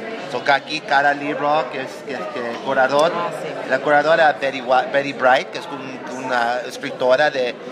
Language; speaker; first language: Spanish; non-native, learner; English